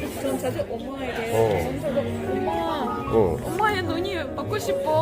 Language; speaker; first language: Korean; non-native, learner; Russian